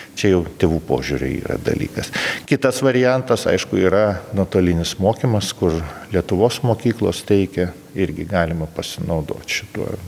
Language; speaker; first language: Lithuanian; native; Lithuanian